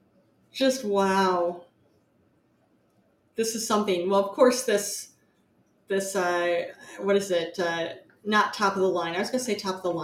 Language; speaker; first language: English; native; English